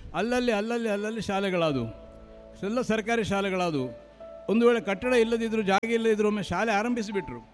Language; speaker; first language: Kannada; non-native, local second language; Marathi